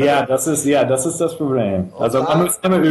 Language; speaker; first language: German; non-native, fluent; English